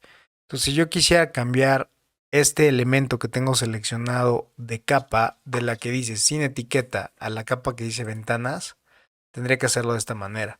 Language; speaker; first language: Spanish; native; Spanish